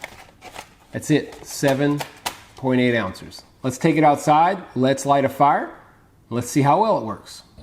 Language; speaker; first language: English; native; English